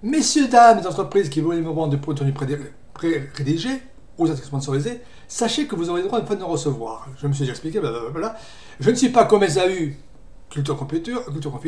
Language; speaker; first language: French; native; French